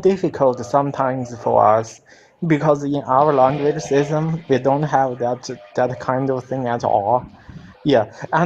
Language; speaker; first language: English; non-native, learner; Chinese